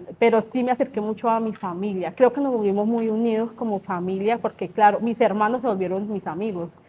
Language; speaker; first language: Spanish; native; Spanish